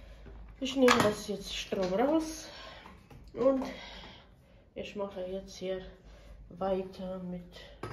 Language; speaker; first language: German; non-native, fluent; Bosnian